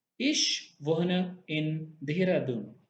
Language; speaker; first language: German; non-native, fluent; Hindi